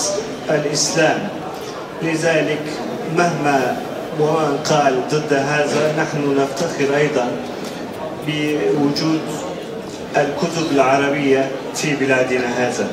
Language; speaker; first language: Arabic; non-native, fluent; Turkish